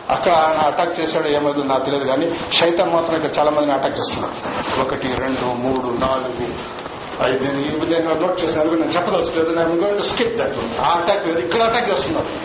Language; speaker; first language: Telugu; non-native, local second language; Urdu